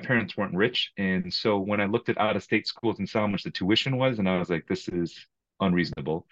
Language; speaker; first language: English; native; English